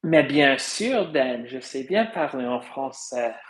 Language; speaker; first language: French; non-native, fluent; English